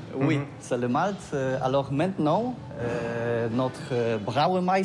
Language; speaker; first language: French; non-native, learner; Polish